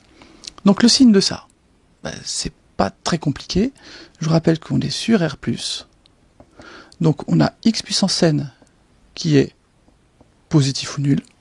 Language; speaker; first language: French; native; French